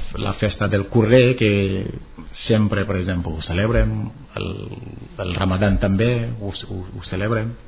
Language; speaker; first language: Catalan; non-native, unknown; Wolof